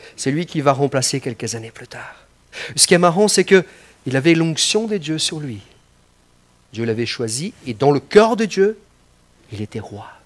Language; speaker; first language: French; non-native, fluent; Portuguese